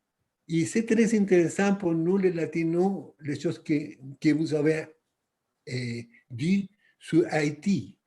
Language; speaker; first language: French; non-native, fluent; Spanish